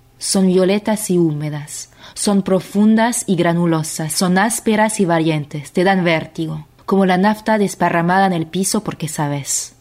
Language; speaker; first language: Spanish; non-native, fluent; French